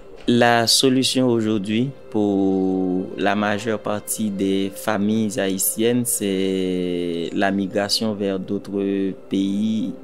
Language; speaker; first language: French; non-native, local second language; Haitian Creole